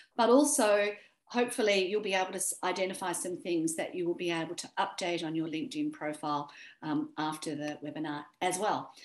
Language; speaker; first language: English; native; English